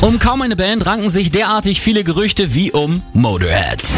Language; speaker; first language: German; native; German